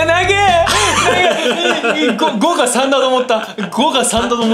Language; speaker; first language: Japanese; native; Japanese